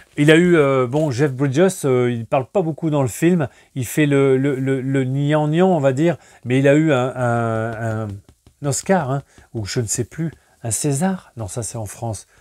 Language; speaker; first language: French; native; French